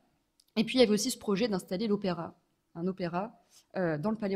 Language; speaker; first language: French; native; French